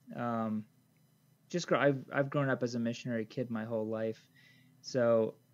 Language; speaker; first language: English; native; English